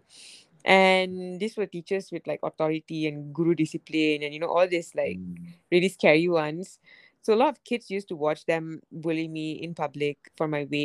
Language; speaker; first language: English; native; English